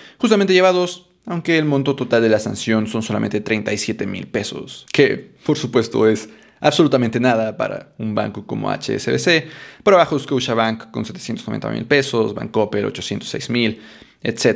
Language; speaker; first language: Spanish; native; Spanish